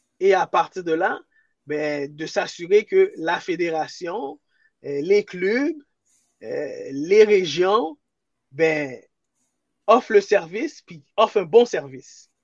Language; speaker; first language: French; early bilingual, other home language; Haitian Creole